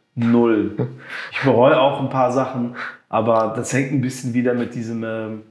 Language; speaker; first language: German; non-native, local second language; French